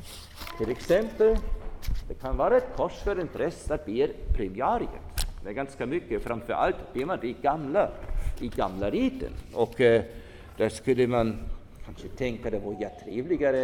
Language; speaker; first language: Swedish; non-native, fluent; German